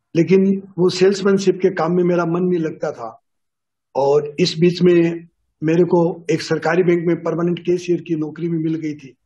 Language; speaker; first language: Hindi; native; Hindi